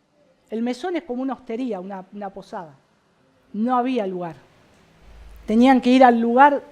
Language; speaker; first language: Spanish; native; Spanish